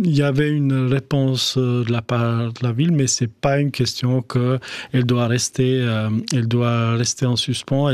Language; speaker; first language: French; non-native, fluent; Albanian